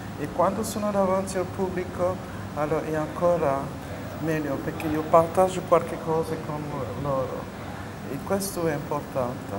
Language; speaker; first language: Italian; non-native, fluent; French